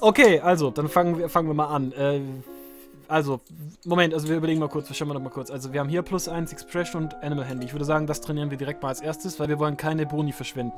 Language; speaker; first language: German; native; German